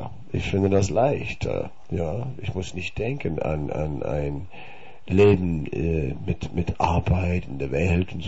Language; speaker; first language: German; non-native, fluent; Dutch